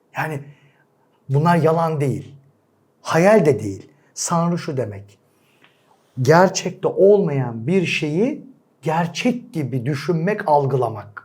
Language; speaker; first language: Turkish; native; Turkish